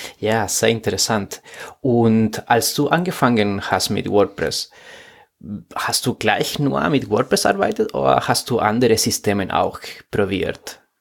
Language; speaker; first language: German; non-native, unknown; Spanish